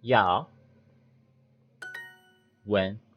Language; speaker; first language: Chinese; non-native, learner; English